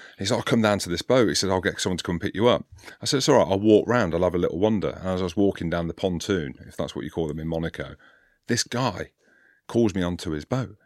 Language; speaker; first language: English; native; English